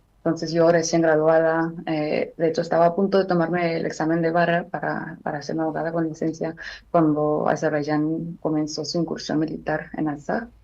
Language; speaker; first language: Spanish; non-native, fluent; Armenian